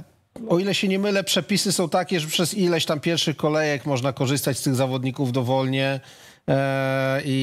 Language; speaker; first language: Polish; native; Polish